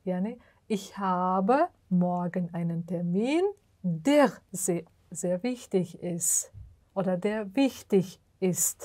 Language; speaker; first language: German; non-native, fluent; Uzbek